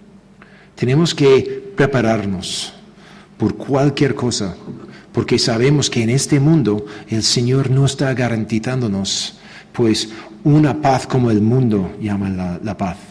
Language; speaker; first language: Spanish; non-native, fluent; English